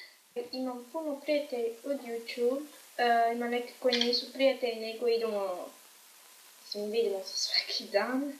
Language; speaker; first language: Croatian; early bilingual, heritage; Croatian